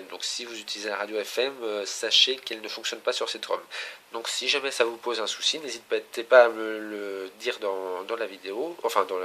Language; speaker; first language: French; native; French